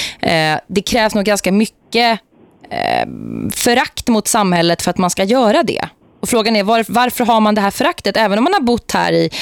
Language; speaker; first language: Swedish; native; Swedish